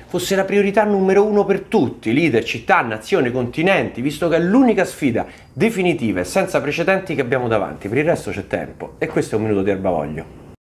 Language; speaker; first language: Italian; native; Italian